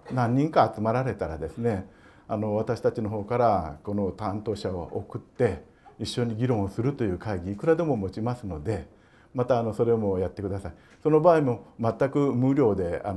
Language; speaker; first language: Japanese; native; Japanese